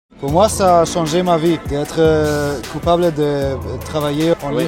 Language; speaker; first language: French; non-native, learner; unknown